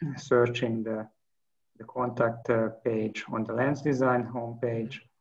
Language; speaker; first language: English; non-native, fluent; Hungarian